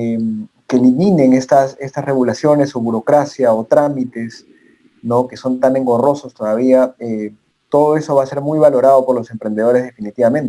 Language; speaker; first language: Spanish; native; Spanish